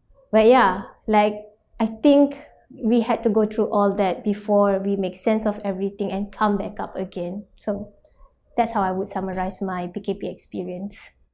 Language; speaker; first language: English; non-native, local second language; Malay